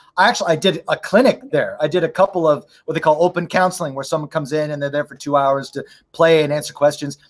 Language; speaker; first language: English; native; English